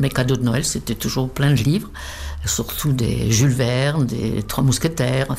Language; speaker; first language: French; non-native, fluent; Czech